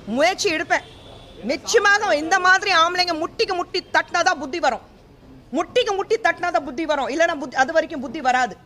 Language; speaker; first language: Tamil; non-native, fluent; Hindi